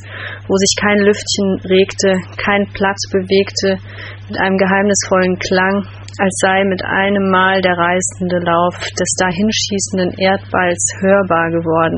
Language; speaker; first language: German; native; German